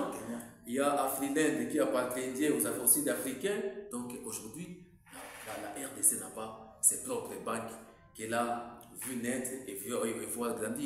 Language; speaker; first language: French; non-native, local second language; Swahili